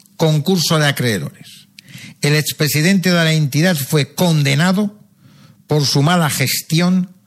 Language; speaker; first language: Spanish; non-native, local second language; Catalan